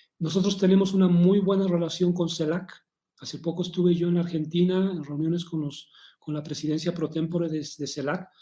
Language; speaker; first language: Spanish; native; Spanish